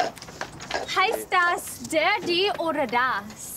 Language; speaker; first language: German; non-native, learner; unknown